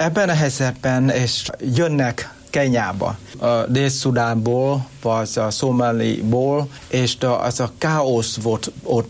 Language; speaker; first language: Hungarian; non-native, learner; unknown